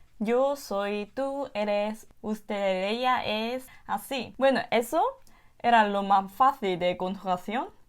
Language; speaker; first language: Spanish; non-native, fluent; Korean